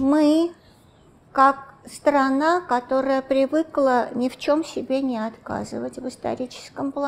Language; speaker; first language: Russian; non-native, local second language; Armenian